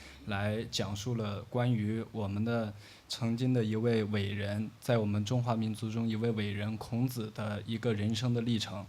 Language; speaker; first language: Chinese; native; Chinese